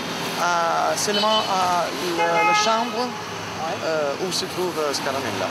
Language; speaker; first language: French; non-native, learner; Italian